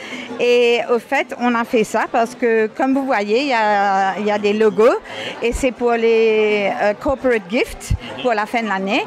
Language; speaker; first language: French; non-native, local second language; Morisyen